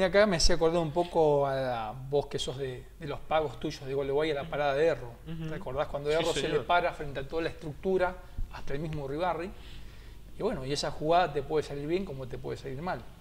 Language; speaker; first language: Spanish; native; Spanish